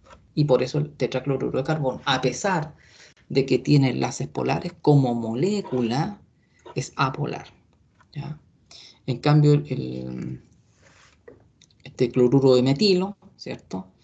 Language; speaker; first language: Spanish; native; Spanish